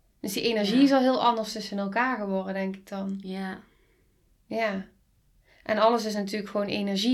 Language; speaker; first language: Dutch; native; Dutch